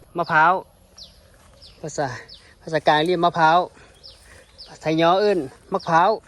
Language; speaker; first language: Thai; non-native, local second language; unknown